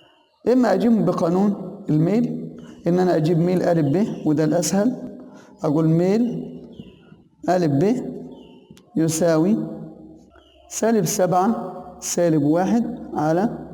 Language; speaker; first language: Arabic; native; Arabic